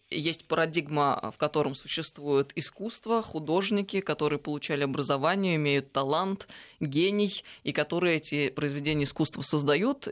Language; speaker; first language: Russian; native; Russian